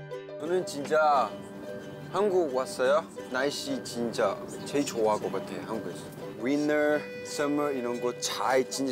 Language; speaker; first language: Korean; non-native, learner; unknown